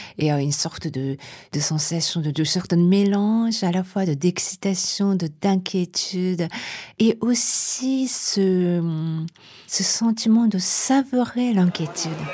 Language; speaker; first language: French; non-native, fluent; Japanese